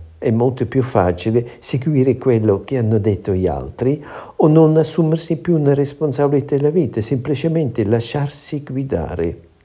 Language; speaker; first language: Italian; non-native, fluent; German